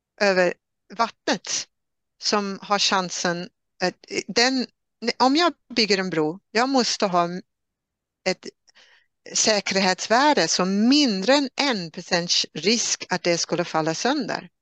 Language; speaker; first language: Swedish; non-native, fluent; English